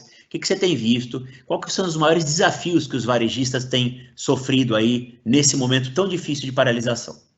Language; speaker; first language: Portuguese; native; Portuguese